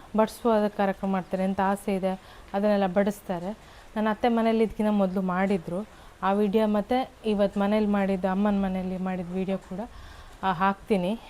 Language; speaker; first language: Kannada; non-native, local second language; Tulu